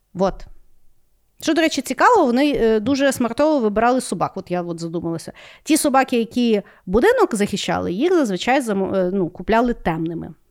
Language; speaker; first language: Ukrainian; non-native, local second language; Russian